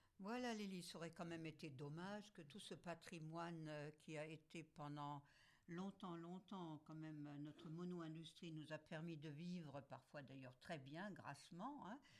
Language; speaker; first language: French; native; French